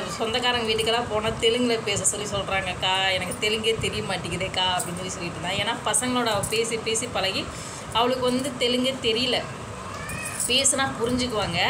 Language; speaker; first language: Tamil; non-native, local second language; Telugu